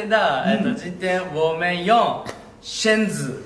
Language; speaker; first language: Chinese; non-native, learner; Japanese